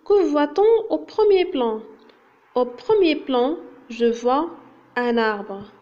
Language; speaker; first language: French; non-native, local second language; Arabic